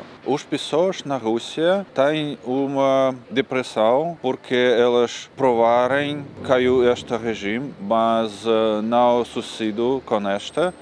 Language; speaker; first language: Portuguese; non-native, learner; Russian